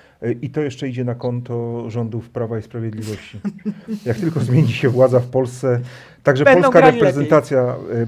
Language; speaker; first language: Polish; native; Polish